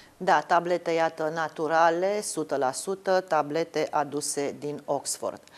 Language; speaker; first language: Romanian; native; Romanian